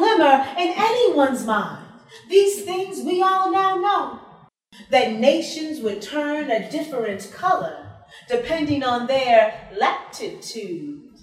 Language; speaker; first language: English; native; English